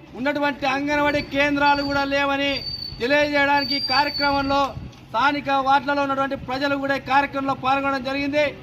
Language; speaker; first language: Telugu; native; Telugu